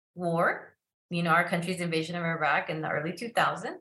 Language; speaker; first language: English; early bilingual, other home language; Spanish